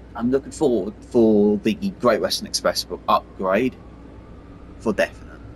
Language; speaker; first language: English; native; English